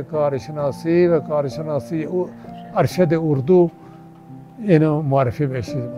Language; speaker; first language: Persian; non-native, fluent; Urdu